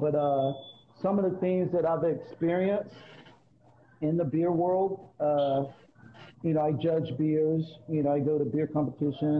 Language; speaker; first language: English; native; English